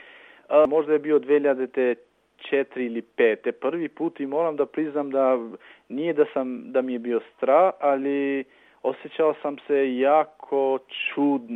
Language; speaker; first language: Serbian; non-native, local second language; Albanian